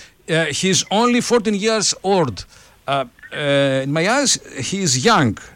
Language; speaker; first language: English; non-native, fluent; Greek